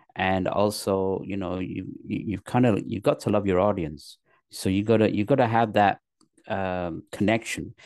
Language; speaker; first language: English; native; English